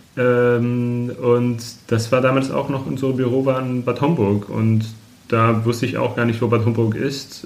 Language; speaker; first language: German; non-native, fluent; Arabic